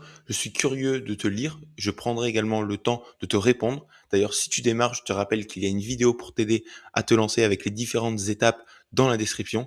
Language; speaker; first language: French; native; French